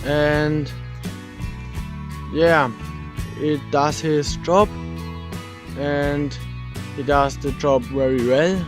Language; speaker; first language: English; non-native, fluent; German